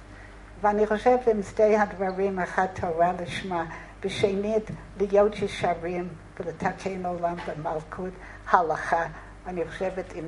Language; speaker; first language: Hebrew; non-native, fluent; English